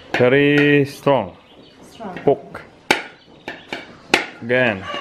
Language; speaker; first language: English; non-native, learner; Balinese